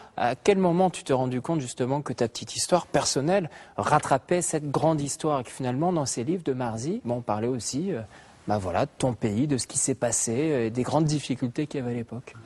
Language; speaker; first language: French; native; French